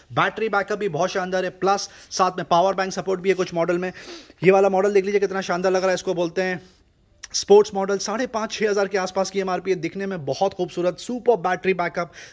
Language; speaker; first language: Hindi; native; Hindi